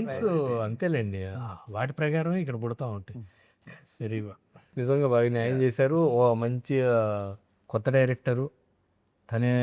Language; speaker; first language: Telugu; native; Telugu